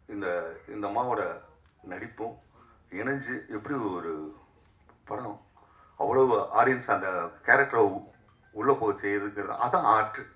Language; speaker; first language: Tamil; native; Tamil